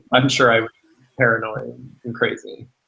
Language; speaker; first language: English; native; English